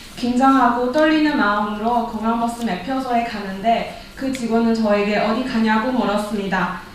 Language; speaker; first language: Korean; non-native, fluent; Chinese